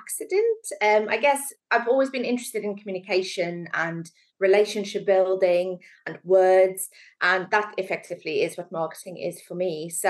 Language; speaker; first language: English; native; English